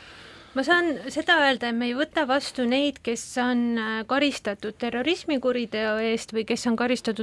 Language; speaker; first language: Estonian; native; Estonian